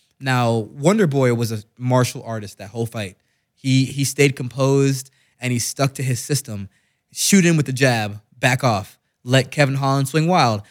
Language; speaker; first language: English; native; English